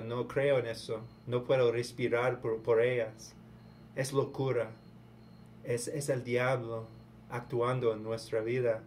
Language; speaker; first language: Spanish; non-native, learner; English